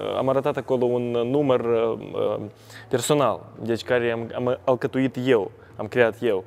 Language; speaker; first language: Romanian; non-native, local second language; Russian